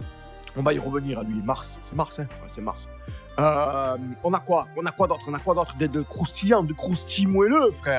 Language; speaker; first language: French; native; French